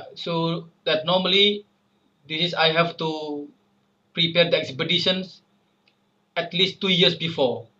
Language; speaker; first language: English; non-native, fluent; Indonesian